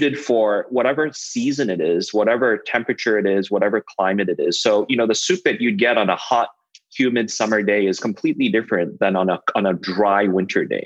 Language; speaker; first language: English; non-native, local second language; Cantonese